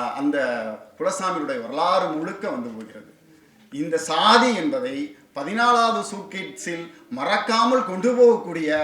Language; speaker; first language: Tamil; native; Tamil